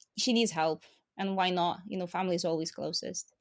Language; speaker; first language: English; non-native, fluent; Lithuanian